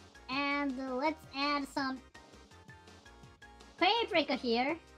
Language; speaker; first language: English; non-native, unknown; Japanese